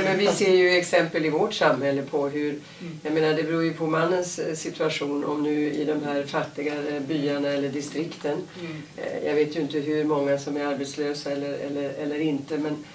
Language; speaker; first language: Swedish; native; Swedish